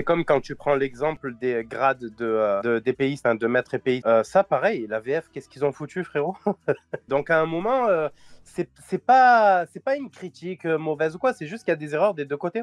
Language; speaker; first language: French; native; French